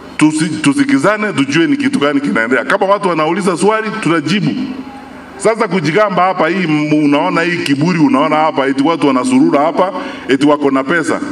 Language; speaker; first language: Swahili; non-native, local second language; Gusii